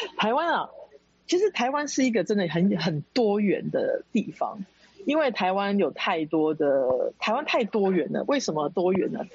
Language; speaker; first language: Chinese; early bilingual, heritage; Chinese